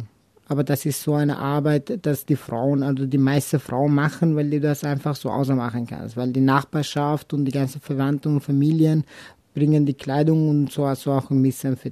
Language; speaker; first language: German; non-native, local second language; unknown